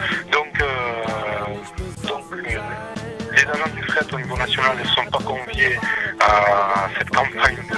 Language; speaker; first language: French; native; French